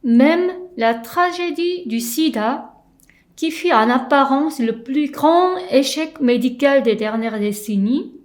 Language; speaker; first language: French; non-native, fluent; Korean